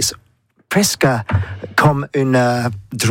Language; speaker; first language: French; non-native, learner; English